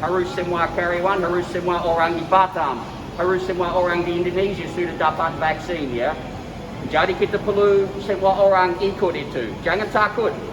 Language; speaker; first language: Indonesian; non-native, learner; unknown